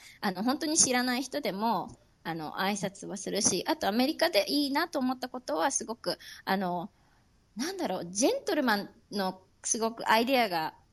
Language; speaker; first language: Japanese; native; Japanese